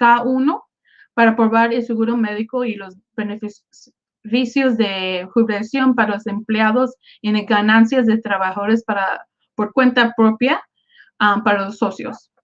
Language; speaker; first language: Spanish; early bilingual, other home language; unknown